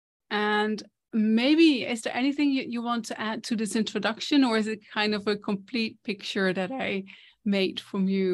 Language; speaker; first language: English; non-native, fluent; Dutch